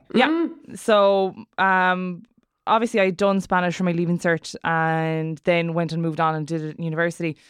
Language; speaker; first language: English; native; English